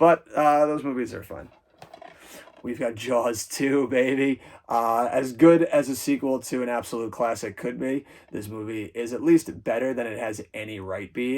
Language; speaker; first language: English; native; English